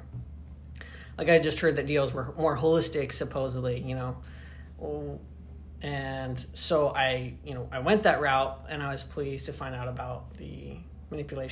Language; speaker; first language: English; native; English